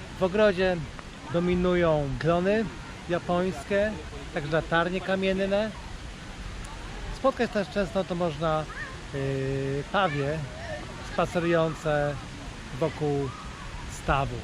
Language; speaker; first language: Polish; native; Polish